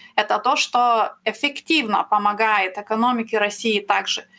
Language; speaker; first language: Russian; non-native, learner; Lithuanian